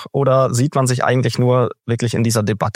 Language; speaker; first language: German; native; German